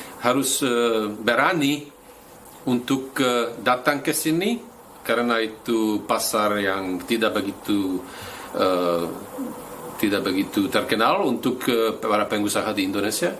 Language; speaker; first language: Indonesian; non-native, fluent; Slovak